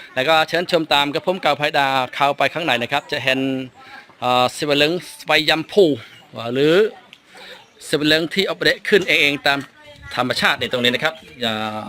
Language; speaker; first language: Thai; non-native, fluent; Khmer